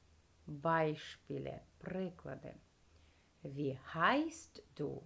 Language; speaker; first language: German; non-native, fluent; Ukrainian